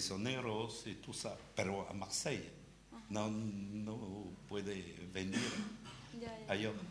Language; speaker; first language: Spanish; non-native, learner; French